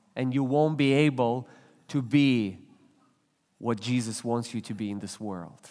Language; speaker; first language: English; non-native, fluent; Russian